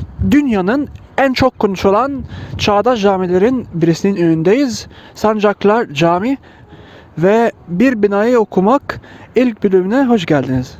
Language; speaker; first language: Turkish; non-native, fluent; Arabic